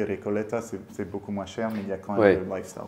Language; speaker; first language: French; native; French